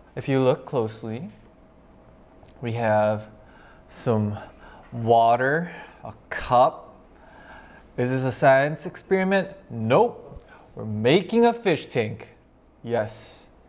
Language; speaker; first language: English; early bilingual, other home language; Korean